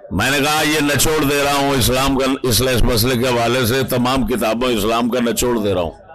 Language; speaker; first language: Urdu; non-native, local second language; Punjabi